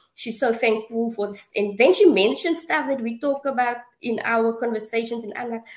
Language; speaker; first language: English; non-native, local second language; Afrikaans